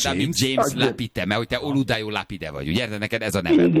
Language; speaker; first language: Hungarian; native; Hungarian